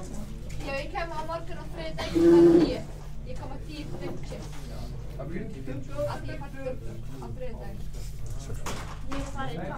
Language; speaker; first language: Icelandic; non-native, learner; Swedish